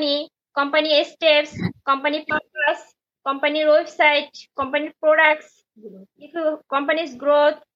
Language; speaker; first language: English; non-native, learner; Bangla